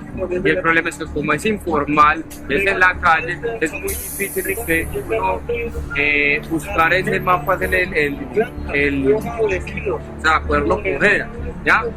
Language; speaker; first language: Spanish; native; Spanish